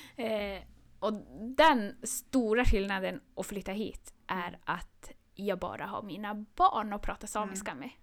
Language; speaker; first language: Swedish; non-native, local second language; Northern Sami